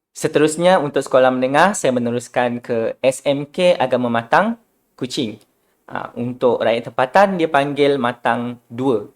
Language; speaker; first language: Malay; native; Malay